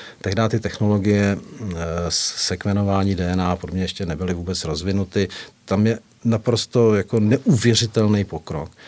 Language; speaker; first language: Czech; native; Czech